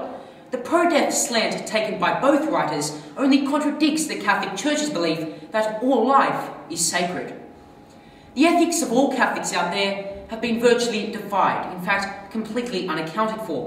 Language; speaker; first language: English; native; English